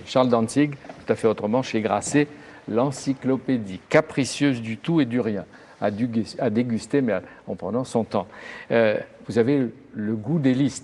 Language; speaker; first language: French; native; French